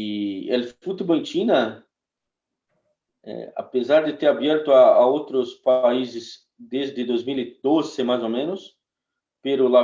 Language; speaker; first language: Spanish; non-native, fluent; Portuguese